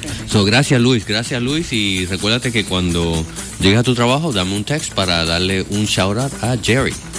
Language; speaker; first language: Spanish; native; Spanish